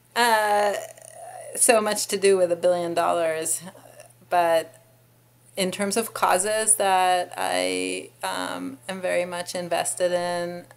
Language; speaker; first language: English; non-native, fluent; Hebrew